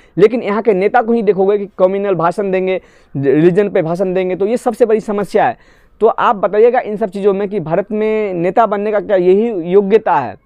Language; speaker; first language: Hindi; non-native, local second language; Assamese